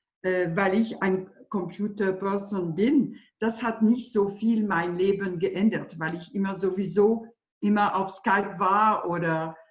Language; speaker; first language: German; non-native, fluent; French